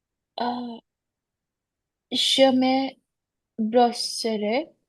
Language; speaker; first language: French; non-native, learner; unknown